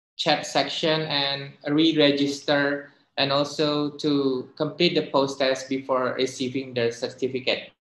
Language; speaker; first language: English; non-native, fluent; Indonesian